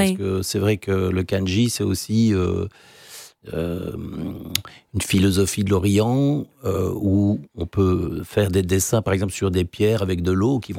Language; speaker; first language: French; native; French